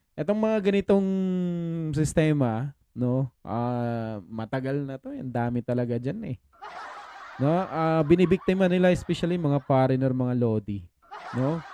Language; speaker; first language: Filipino; native; Filipino